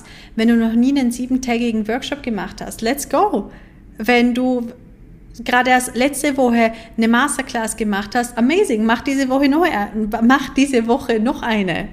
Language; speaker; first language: German; native; German